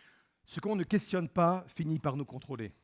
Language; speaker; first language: French; native; French